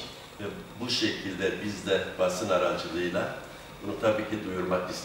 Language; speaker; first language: Turkish; native; Turkish